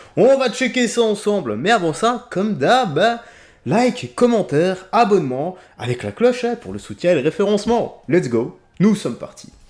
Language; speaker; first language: French; native; French